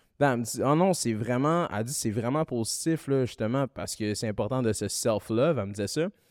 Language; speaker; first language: French; early bilingual, other home language; Malagasy